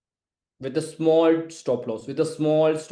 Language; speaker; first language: Hindi; native; Hindi